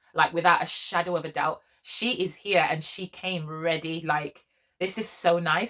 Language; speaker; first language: English; native; English